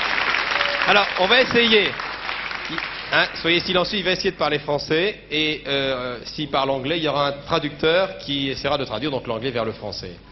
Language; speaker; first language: French; native; French